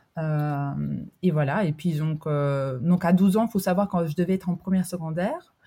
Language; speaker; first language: French; early bilingual, other home language; Albanian